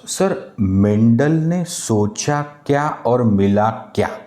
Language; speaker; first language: Hindi; non-native, local second language; Marathi